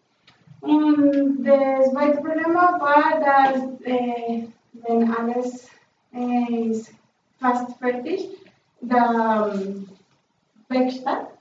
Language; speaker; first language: German; non-native, learner; Spanish